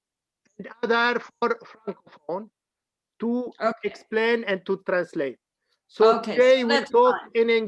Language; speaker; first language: English; non-native, fluent; Arabic